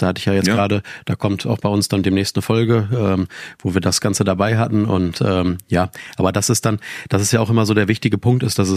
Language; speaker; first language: German; native; German